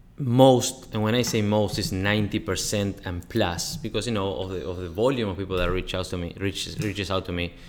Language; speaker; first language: English; non-native, fluent; Spanish